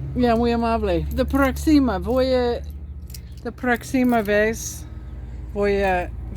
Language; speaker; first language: Spanish; non-native, learner; English